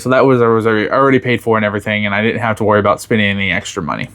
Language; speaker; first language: English; native; English